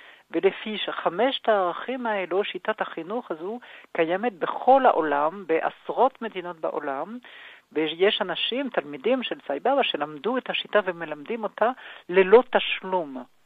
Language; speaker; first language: Hebrew; non-native, fluent; French